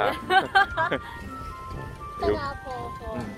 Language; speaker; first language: English; non-native, learner; Vietnamese